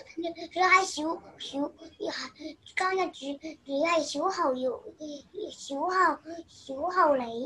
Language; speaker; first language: Chinese; early bilingual, other home language; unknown